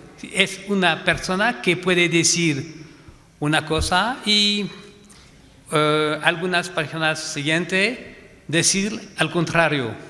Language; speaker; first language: Spanish; non-native, fluent; French